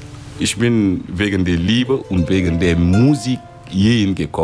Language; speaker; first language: German; non-native, local second language; Wolof